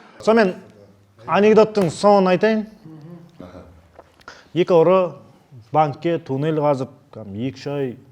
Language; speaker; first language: Kazakh; native; Kazakh